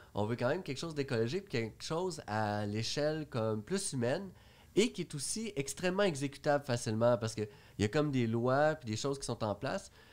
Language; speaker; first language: French; native; French